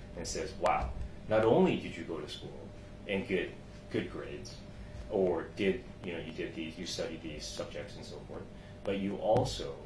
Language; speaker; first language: English; early bilingual, other home language; Chinese